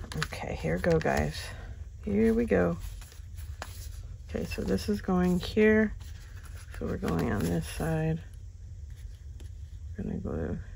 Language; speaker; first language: English; native; English